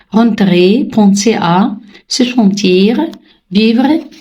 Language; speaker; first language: French; non-native, fluent; Arabic